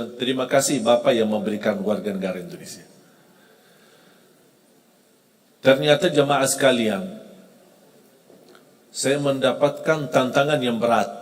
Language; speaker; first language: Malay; non-native, fluent; Arabic